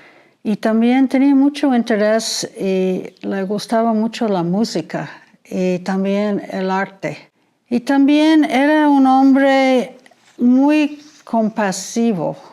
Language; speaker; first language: Spanish; non-native, fluent; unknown